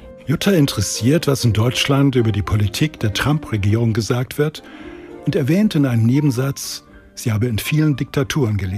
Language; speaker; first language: German; native; German